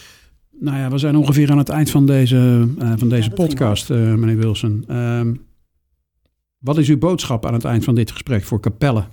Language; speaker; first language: Dutch; native; Dutch